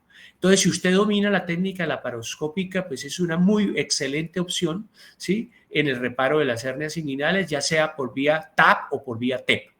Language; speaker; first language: Spanish; native; Spanish